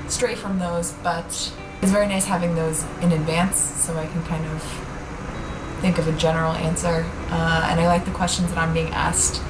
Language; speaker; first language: English; native; English